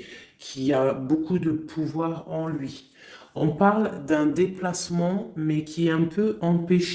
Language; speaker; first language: French; native; French